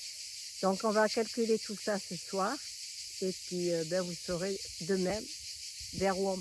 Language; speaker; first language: French; native; French